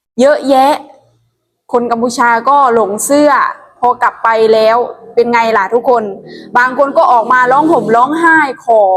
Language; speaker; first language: Thai; non-native, local second language; Lao